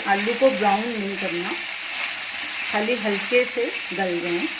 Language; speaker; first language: Hindi; native; Hindi